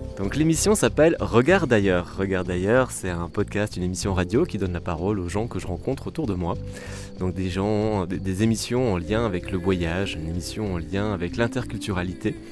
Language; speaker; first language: French; native; French